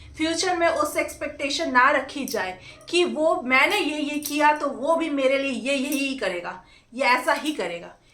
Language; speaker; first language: Hindi; non-native, local second language; Bangla